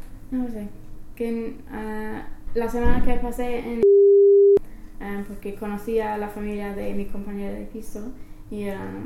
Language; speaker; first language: Spanish; non-native, fluent; English